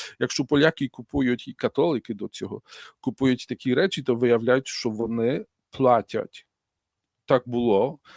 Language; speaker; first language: Ukrainian; non-native, fluent; Polish